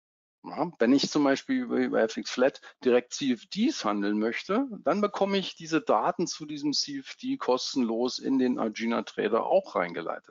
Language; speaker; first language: German; native; German